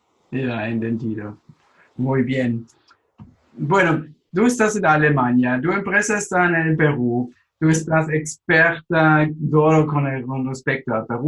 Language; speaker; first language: Spanish; non-native, fluent; German